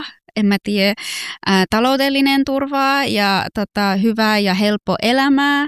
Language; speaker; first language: Finnish; non-native, fluent; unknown